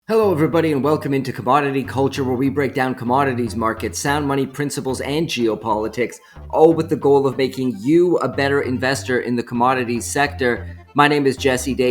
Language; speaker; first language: English; native; English